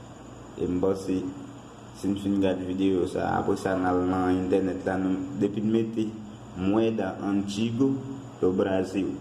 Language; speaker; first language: French; non-native, learner; Haitian Creole